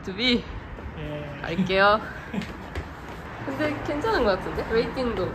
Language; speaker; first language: Korean; non-native, learner; Japanese